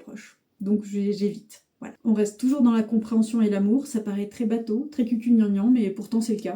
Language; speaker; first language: French; native; French